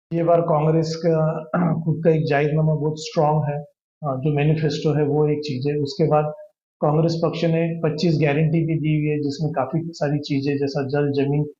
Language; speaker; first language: Hindi; non-native, local second language; Marathi